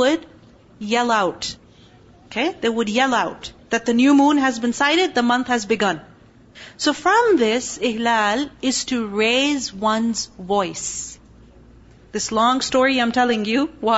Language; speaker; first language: English; non-native, local second language; Urdu